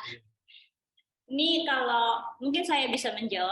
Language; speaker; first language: Indonesian; native; Indonesian